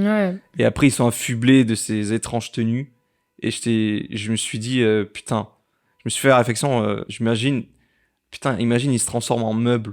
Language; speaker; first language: French; native; French